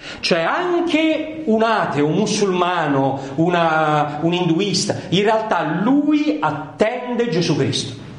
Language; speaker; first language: Italian; native; Italian